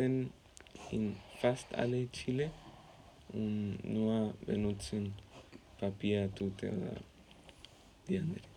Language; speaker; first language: German; non-native, learner; Spanish